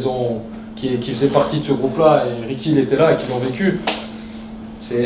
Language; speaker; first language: French; native; French